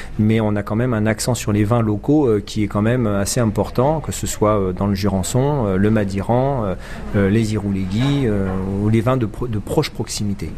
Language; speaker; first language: French; native; French